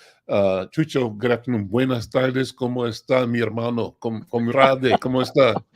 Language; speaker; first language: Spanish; non-native, learner; English